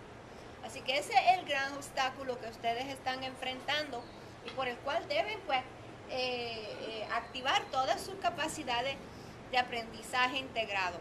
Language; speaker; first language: Spanish; non-native, fluent; Italian